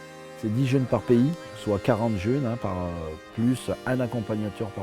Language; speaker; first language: French; native; French